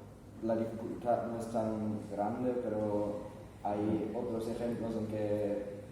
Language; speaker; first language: Spanish; non-native, fluent; German